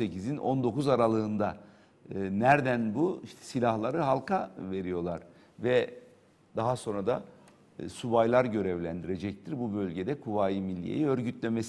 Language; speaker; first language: Turkish; native; Turkish